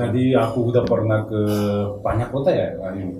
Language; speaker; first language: Indonesian; non-native, learner; Korean